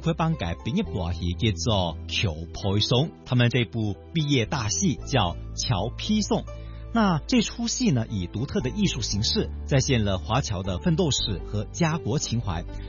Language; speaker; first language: Chinese; native; Chinese